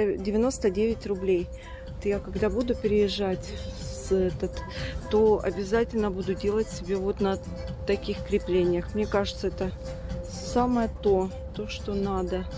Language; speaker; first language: Russian; native; Russian